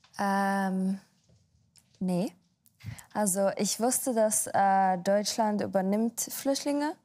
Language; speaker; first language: German; non-native, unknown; Arabic